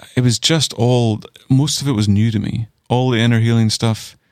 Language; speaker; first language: English; native; English